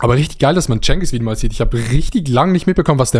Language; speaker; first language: German; native; German